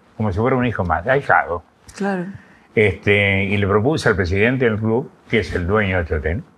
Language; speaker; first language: Spanish; native; Spanish